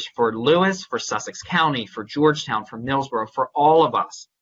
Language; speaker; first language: English; native; English